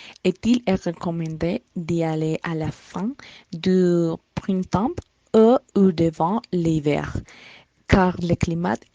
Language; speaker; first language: French; non-native, learner; Spanish